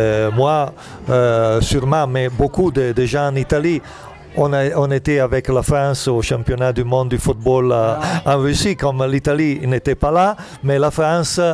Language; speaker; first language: French; non-native, fluent; Italian